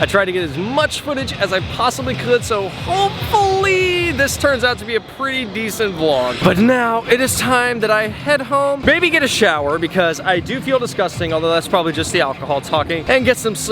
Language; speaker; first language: English; native; English